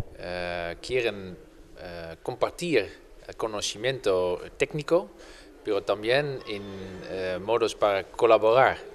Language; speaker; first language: Spanish; non-native, fluent; Dutch